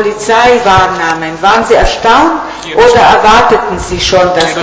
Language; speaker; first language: German; non-native, fluent; Italian